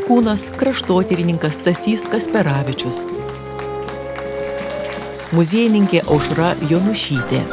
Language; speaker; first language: Lithuanian; native; Lithuanian